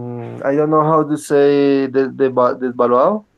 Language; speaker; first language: English; non-native, learner; Spanish